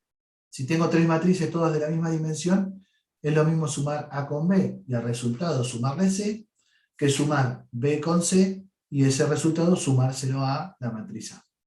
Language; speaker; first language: Spanish; native; Spanish